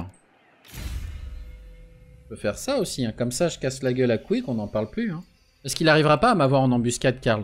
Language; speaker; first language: French; native; French